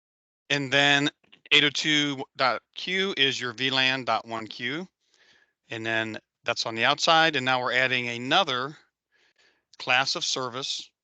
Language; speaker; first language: English; native; English